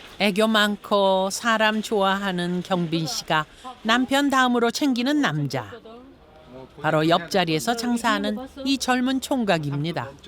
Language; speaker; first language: Korean; native; Korean